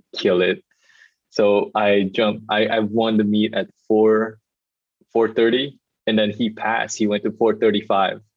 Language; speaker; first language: English; non-native, local second language; Filipino